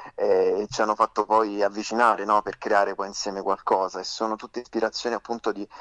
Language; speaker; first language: Italian; native; Italian